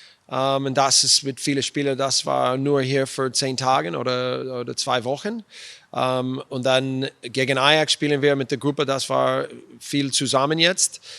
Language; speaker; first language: German; non-native, fluent; English